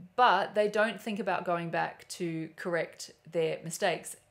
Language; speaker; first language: English; native; English